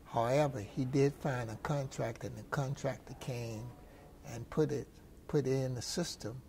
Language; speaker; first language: English; native; English